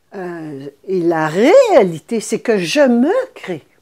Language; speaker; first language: French; native; French